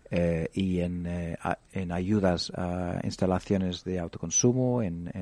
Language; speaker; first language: Spanish; non-native, fluent; English